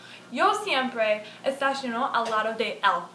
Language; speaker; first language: Spanish; non-native, learner; English